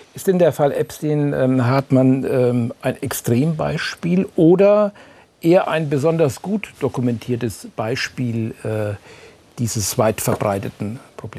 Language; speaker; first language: German; native; German